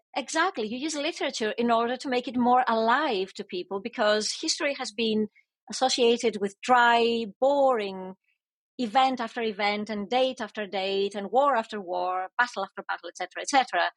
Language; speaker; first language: English; non-native, fluent; Greek